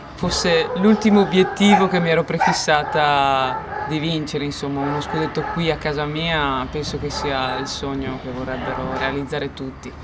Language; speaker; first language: Italian; native; Italian